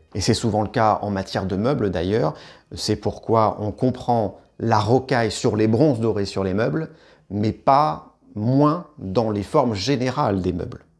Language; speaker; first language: French; native; French